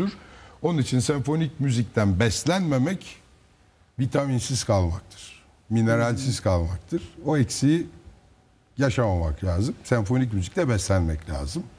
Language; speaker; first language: Turkish; native; Turkish